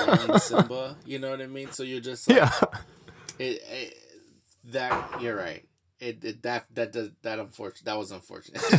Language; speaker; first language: English; native; English